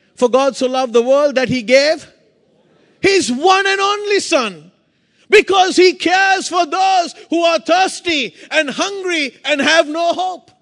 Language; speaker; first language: English; non-native, local second language; Sinhala